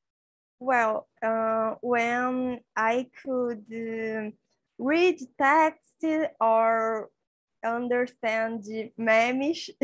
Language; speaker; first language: English; non-native, learner; Portuguese